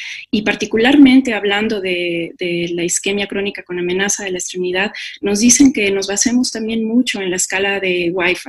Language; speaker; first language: Spanish; native; Spanish